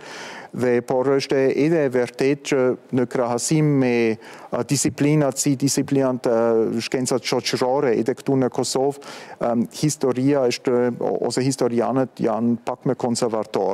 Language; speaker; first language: Albanian; non-native, fluent; German